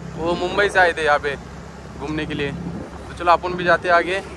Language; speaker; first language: Hindi; non-native, local second language; Marathi